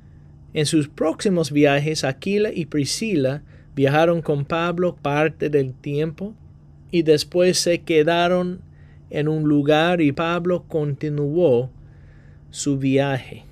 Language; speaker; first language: Spanish; non-native, fluent; English